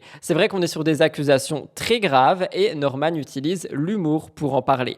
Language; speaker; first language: French; native; French